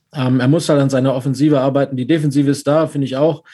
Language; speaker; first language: German; native; German